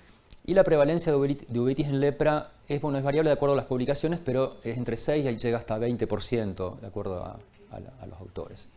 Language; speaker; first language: Spanish; native; Spanish